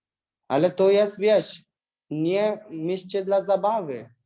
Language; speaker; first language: Polish; non-native, learner; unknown